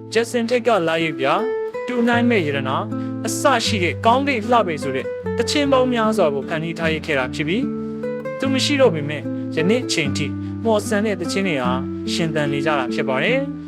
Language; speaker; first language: Burmese; native; Burmese